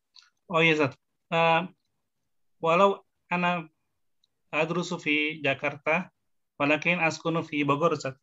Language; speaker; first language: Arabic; non-native, learner; Indonesian